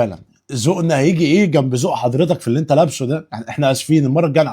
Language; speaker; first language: Arabic; native; Arabic